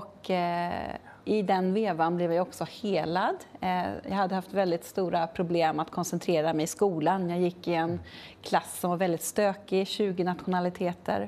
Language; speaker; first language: Swedish; native; Swedish